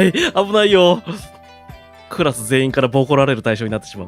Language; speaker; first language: Japanese; native; Japanese